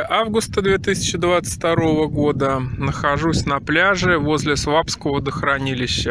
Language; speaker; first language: Russian; native; Russian